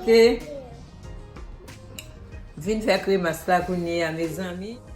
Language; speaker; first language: French; non-native, learner; Haitian Creole